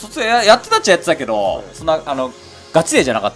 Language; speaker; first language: Japanese; native; Japanese